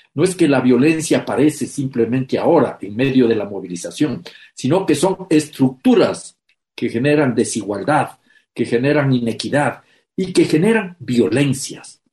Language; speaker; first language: Spanish; native; Spanish